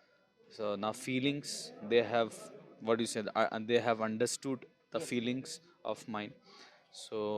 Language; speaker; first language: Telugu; non-native, local second language; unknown